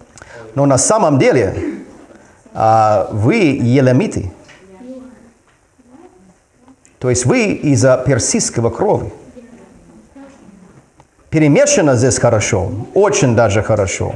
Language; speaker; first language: Russian; non-native, fluent; English